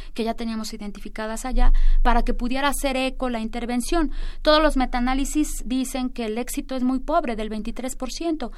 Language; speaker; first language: Spanish; native; Spanish